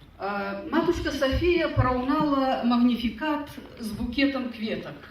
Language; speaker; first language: Belarusian; native; Belarusian